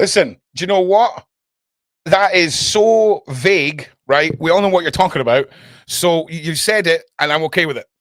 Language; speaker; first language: English; native; English